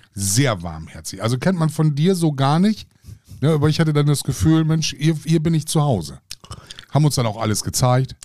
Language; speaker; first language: German; native; German